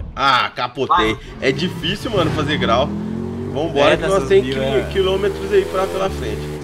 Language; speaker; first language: Portuguese; native; Portuguese